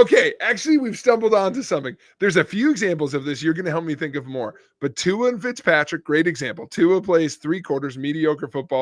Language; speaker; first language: English; native; English